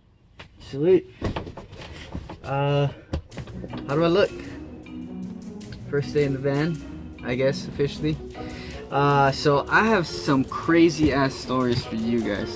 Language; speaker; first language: English; native; English